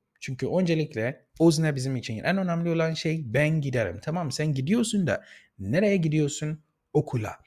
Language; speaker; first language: Turkish; non-native, fluent; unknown